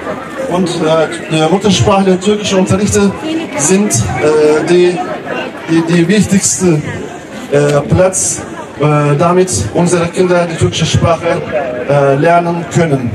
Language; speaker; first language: German; non-native, fluent; Turkish